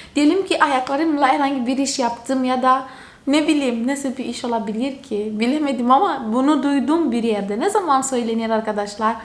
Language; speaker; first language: Turkish; non-native, fluent; Portuguese